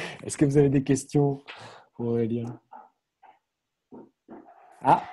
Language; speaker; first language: French; native; French